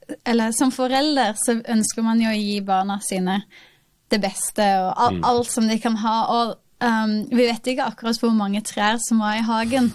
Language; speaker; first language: Norwegian; native; Norwegian